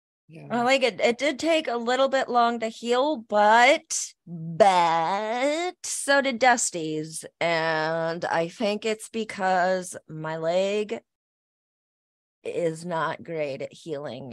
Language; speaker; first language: English; native; English